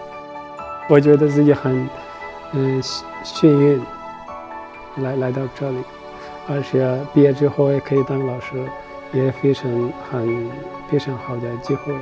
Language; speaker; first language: Chinese; non-native, learner; Arabic